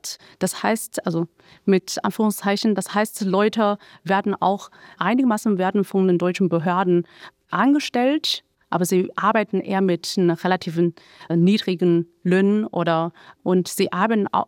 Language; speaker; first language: German; non-native, fluent; Chinese